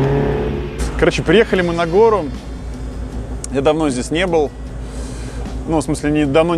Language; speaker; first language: Russian; native; Russian